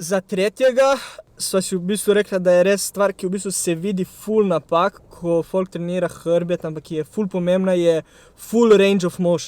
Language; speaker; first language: Slovenian; native; Slovenian